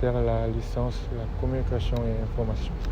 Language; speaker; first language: French; non-native, fluent; Korean